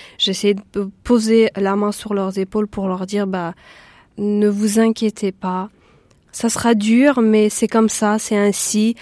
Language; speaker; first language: French; early bilingual, other home language; Persian